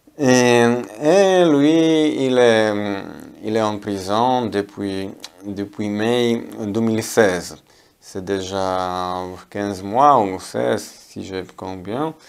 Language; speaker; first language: French; non-native, learner; Polish